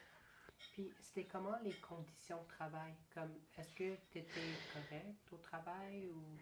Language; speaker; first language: French; native; French